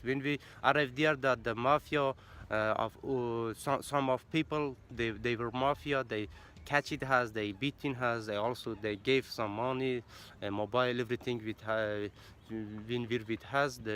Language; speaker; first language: English; non-native, learner; Persian